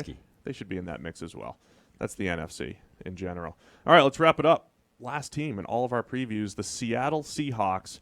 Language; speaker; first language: English; native; English